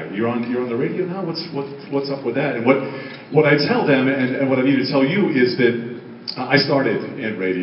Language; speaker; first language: English; native; English